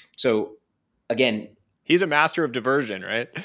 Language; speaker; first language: English; native; English